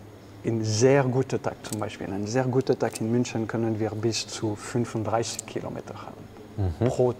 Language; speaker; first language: German; non-native, fluent; French